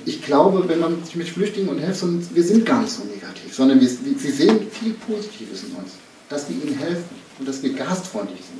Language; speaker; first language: German; native; German